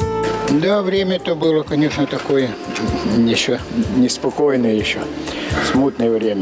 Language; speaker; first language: Russian; native; Russian